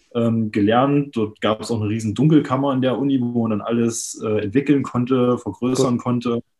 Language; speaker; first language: German; native; German